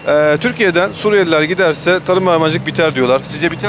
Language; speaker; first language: Turkish; native; Turkish